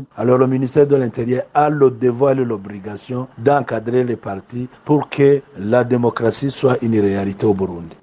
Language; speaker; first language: French; non-native, local second language; Rundi